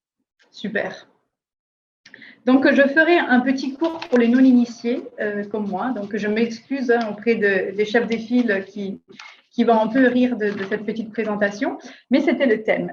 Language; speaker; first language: French; native; French